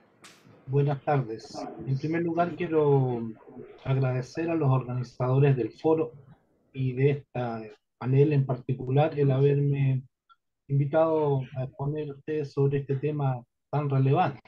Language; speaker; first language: Spanish; native; Spanish